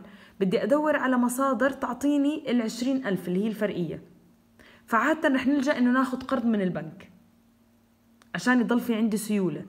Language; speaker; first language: Arabic; native; Arabic